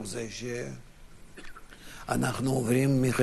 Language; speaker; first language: Hebrew; non-native, fluent; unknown